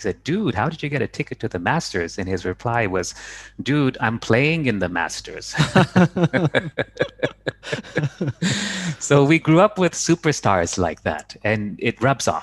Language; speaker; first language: English; native; English